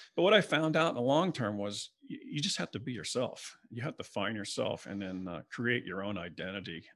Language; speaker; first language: English; native; English